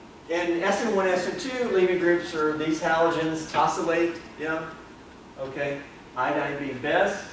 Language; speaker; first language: English; native; English